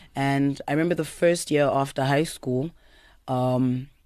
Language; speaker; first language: English; native; English